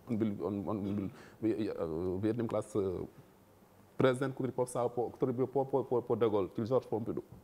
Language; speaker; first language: Polish; non-native, fluent; Wolof